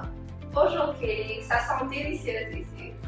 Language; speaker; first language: French; non-native, learner; English